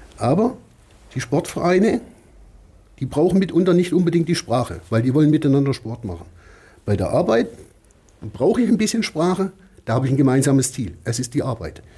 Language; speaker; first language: German; native; German